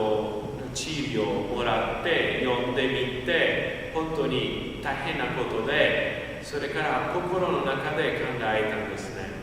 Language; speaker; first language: Japanese; non-native, fluent; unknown